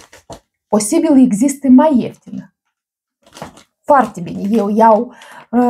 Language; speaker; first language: Romanian; non-native, learner; Russian